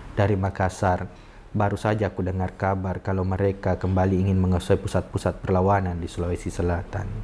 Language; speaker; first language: Indonesian; non-native, local second language; Buginese